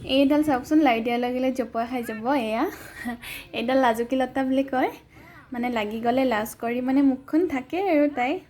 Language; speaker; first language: Assamese; non-native, local second language; Bodo